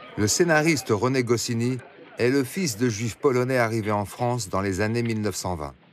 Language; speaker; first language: French; native; French